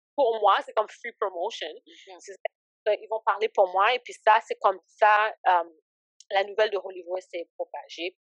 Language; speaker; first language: French; early bilingual, other home language; Haitian Creole